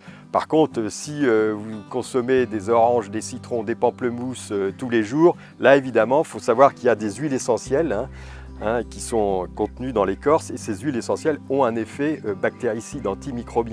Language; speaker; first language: French; native; French